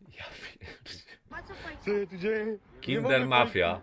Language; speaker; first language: Polish; native; Polish